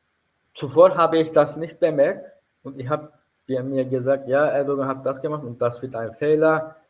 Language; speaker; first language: German; non-native, fluent; Turkish